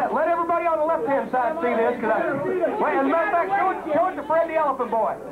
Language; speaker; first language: English; native; English